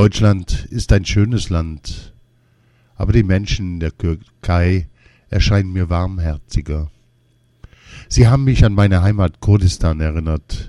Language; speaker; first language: German; non-native, learner; Kurdish